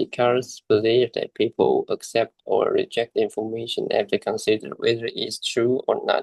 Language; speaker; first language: English; non-native, learner; Chinese